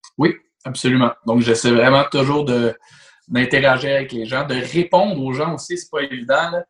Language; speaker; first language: French; native; French